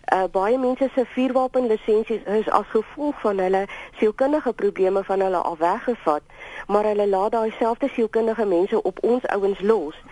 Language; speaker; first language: Afrikaans; native; Afrikaans